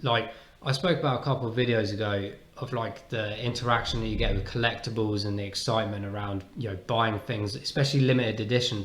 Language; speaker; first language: English; native; English